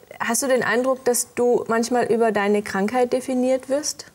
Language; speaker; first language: German; native; German